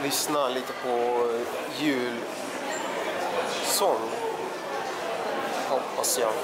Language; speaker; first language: Swedish; early bilingual, other home language; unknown